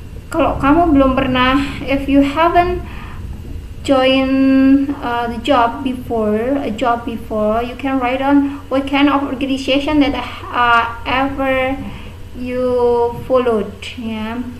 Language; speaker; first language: English; non-native, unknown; Indonesian